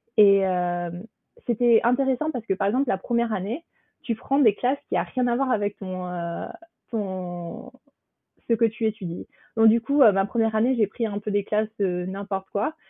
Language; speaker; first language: French; native; French